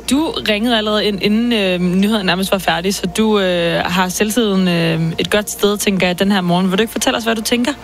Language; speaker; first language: Danish; native; Danish